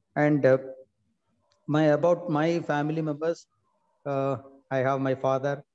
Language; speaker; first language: English; non-native, local second language; Tamil